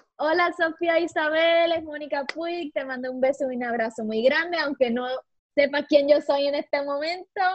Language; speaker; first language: Spanish; native; Spanish